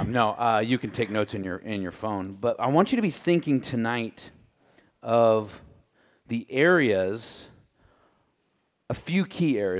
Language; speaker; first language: English; native; English